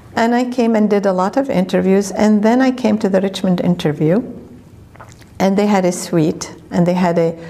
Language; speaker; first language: English; non-native, fluent; Arabic